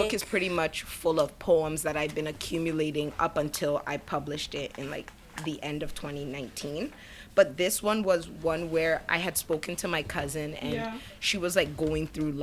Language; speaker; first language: English; native; English